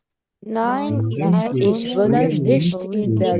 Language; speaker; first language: German; non-native, learner; Korean